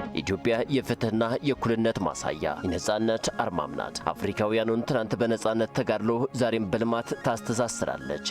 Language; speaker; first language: Amharic; native; Amharic